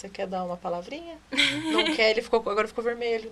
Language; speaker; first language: Portuguese; native; Portuguese